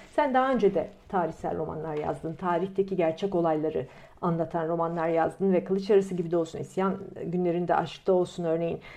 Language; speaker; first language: Turkish; native; Turkish